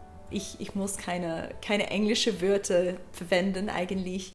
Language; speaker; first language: German; non-native, learner; English